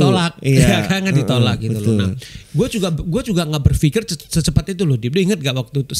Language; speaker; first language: Indonesian; native; Indonesian